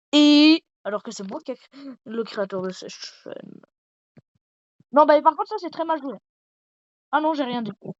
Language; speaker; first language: French; native; French